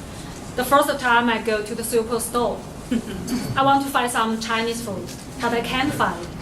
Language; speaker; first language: English; non-native, learner; Chinese